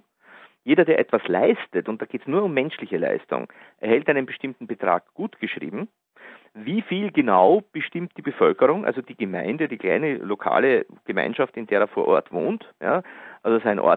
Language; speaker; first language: German; native; German